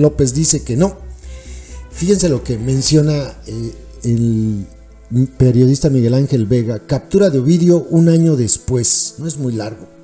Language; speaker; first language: Spanish; native; Spanish